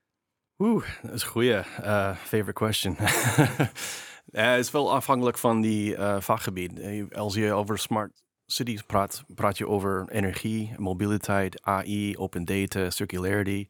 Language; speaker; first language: Dutch; non-native, fluent; English